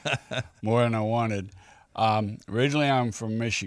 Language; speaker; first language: English; native; English